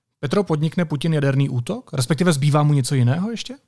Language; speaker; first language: Czech; native; Czech